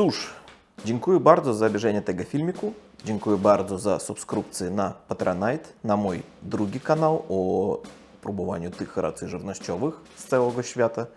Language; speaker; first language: Polish; non-native, fluent; Russian